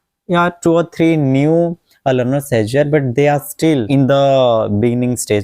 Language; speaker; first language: English; non-native, local second language; Odia